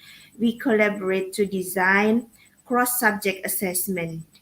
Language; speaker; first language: English; non-native, fluent; Indonesian